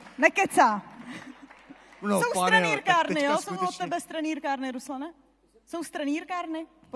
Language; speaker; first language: Czech; native; Czech